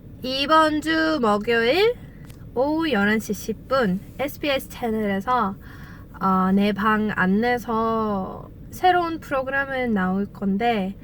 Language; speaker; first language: Korean; non-native, fluent; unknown